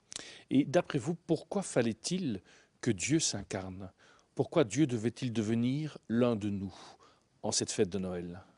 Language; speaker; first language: French; native; French